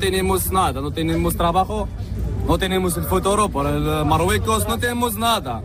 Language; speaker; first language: Spanish; non-native, learner; Arabic